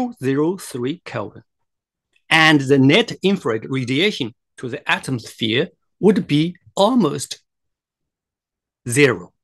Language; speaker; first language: English; non-native, fluent; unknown